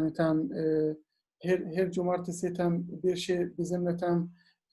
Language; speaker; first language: Turkish; non-native, learner; Arabic